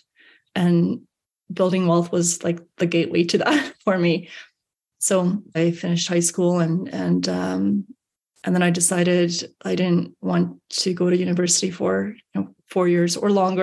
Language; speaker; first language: English; early bilingual, other home language; Hungarian